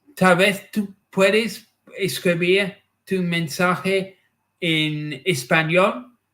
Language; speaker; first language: Spanish; non-native, learner; English